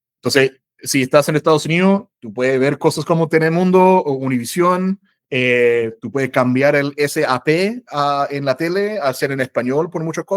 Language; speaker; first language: Spanish; non-native, fluent; English